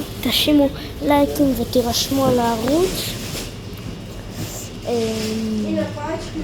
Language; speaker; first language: Hebrew; early bilingual, other home language; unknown